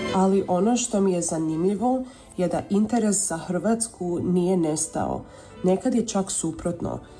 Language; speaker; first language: Serbian; early bilingual, heritage; Croatian